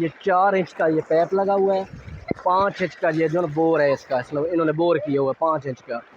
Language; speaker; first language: Urdu; non-native, local second language; Saraiki